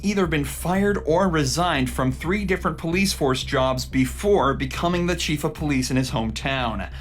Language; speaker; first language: English; native; English